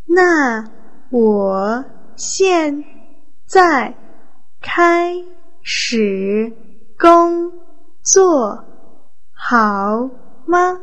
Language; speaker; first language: Chinese; non-native, fluent; Vietnamese